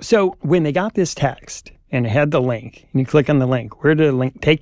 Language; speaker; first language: English; native; English